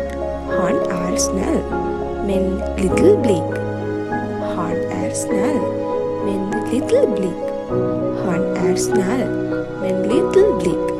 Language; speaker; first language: Swedish; non-native, learner; Sinhala